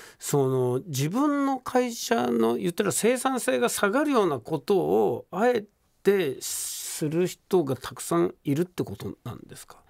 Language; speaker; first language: Japanese; native; Japanese